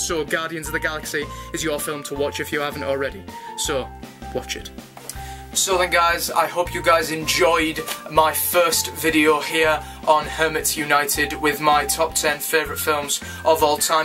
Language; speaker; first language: English; native; English